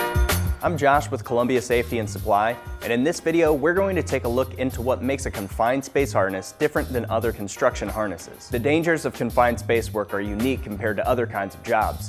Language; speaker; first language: English; native; English